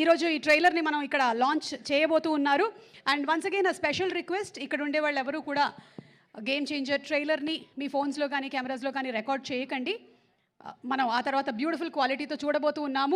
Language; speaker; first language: Telugu; native; Telugu